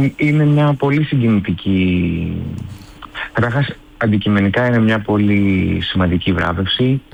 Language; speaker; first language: Greek; early bilingual, heritage; Greek